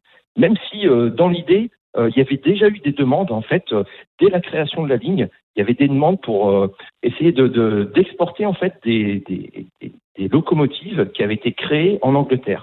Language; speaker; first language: French; native; French